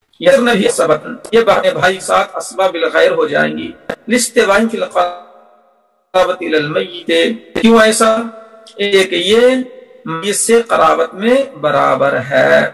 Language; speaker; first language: Urdu; native; Urdu